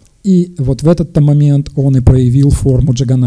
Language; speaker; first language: Russian; native; Russian